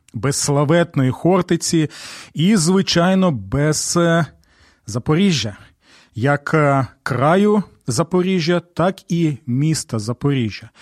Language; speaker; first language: Ukrainian; native; Ukrainian